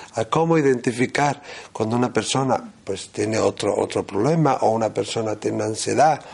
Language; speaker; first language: Spanish; native; Spanish